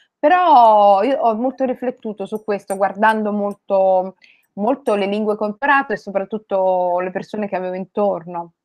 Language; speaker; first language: Italian; early bilingual, other home language; Somali